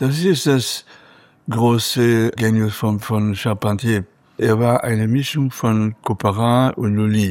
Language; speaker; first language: German; non-native, fluent; Catalan